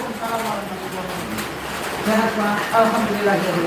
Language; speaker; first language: Indonesian; non-native, local second language; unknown